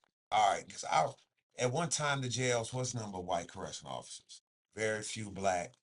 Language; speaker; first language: English; native; English